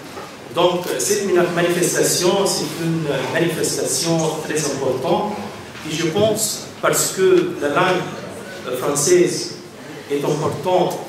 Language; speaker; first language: French; non-native, fluent; Arabic